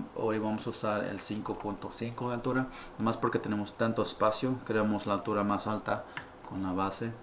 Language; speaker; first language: Spanish; early bilingual, heritage; Spanish